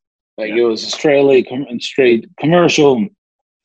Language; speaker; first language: English; non-native, fluent; Spanish